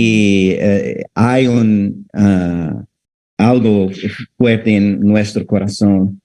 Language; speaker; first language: Spanish; non-native, fluent; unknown